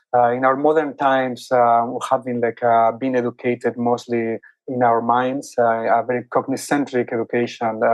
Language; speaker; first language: English; non-native, fluent; Spanish